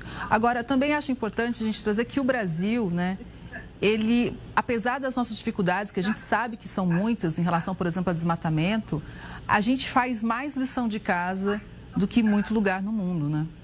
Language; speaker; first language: Portuguese; native; Portuguese